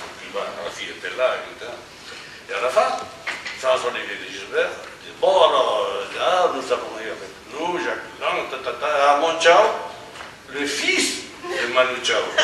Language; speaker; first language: French; non-native, fluent; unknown